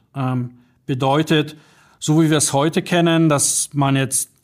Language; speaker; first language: German; early bilingual, other home language; Polish